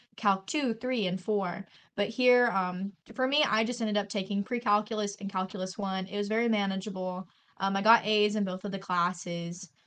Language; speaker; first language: English; native; English